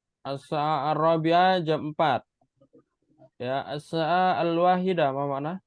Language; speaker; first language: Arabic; non-native, fluent; Indonesian